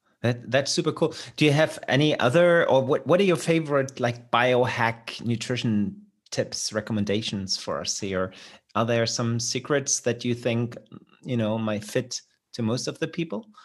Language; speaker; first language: English; non-native, fluent; German